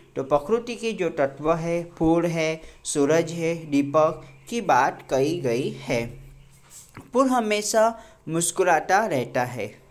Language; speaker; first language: Hindi; non-native, local second language; Gujarati